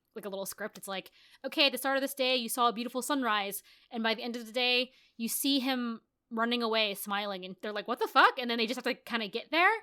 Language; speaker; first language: English; native; English